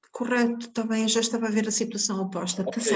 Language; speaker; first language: Portuguese; native; Portuguese